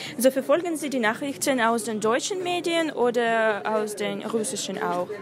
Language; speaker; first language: German; non-native, learner; Russian